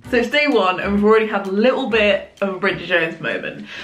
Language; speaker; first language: English; native; English